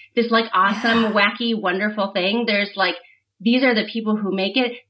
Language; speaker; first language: English; native; English